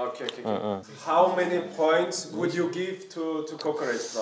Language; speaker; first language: English; non-native, learner; Turkish